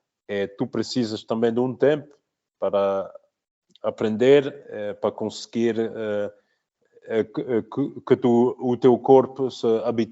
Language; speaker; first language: Portuguese; early bilingual, heritage; Portuguese